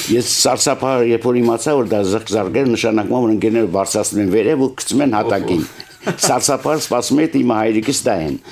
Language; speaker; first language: Armenian; native; Armenian